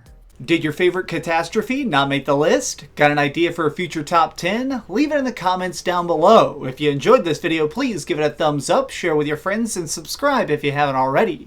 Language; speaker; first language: English; native; English